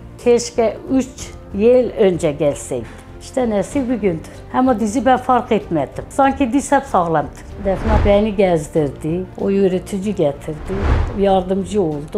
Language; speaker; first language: Turkish; non-native, local second language; Azerbaijani